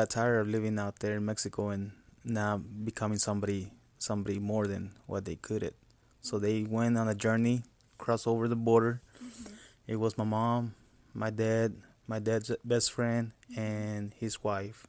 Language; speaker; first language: English; non-native, fluent; Spanish